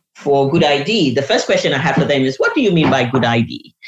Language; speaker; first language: English; non-native, local second language; Yoruba